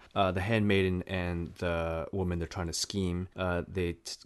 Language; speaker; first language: English; native; English